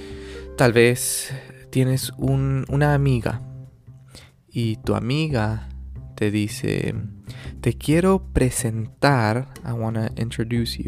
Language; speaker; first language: Spanish; early bilingual, other home language; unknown